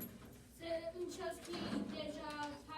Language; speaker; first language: French; non-native, learner; English